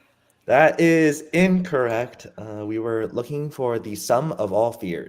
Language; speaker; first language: English; native; English